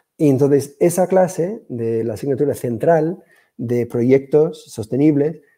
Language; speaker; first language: Spanish; non-native, fluent; English